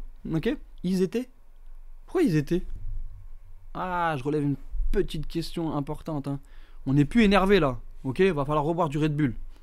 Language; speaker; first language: French; native; French